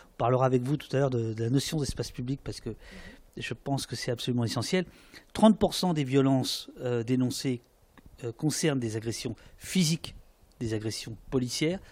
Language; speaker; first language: French; native; French